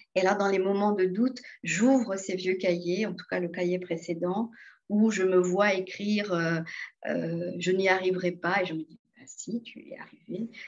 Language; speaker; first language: French; non-native, local second language; Morisyen